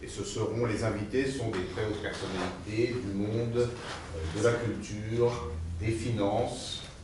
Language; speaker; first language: French; native; French